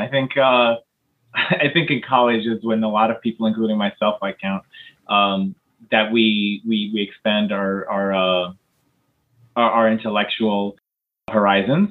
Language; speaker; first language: English; native; English